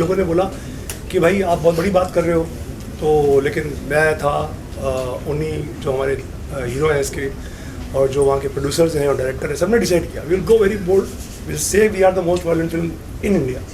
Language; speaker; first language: Hindi; non-native, local second language; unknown